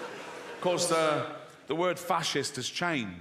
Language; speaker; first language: English; native; English